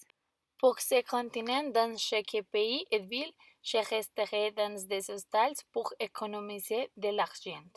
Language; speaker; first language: French; non-native, learner; Spanish